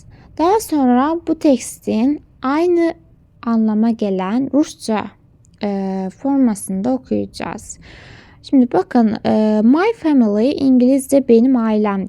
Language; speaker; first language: Turkish; non-native, local second language; Azerbaijani